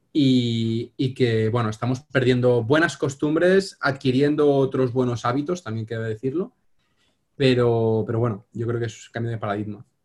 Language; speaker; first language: Spanish; non-native, local second language; Catalan